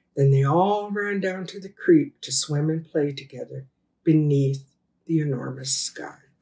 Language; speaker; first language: English; native; English